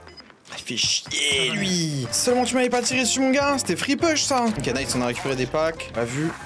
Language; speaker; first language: French; native; French